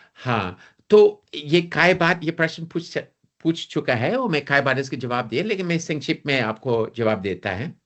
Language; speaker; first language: Hindi; non-native, fluent; English